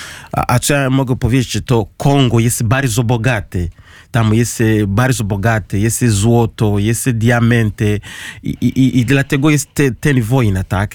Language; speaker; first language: Polish; non-native, learner; Kinyarwanda